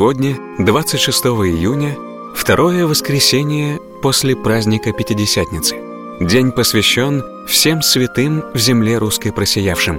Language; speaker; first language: Russian; native; Russian